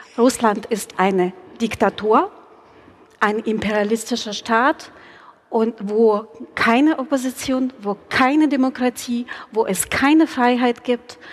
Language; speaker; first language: German; non-native, fluent; Ukrainian